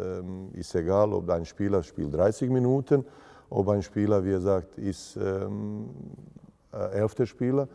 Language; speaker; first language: German; non-native, fluent; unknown